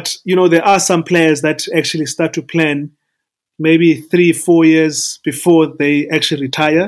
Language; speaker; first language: English; non-native, local second language; Xhosa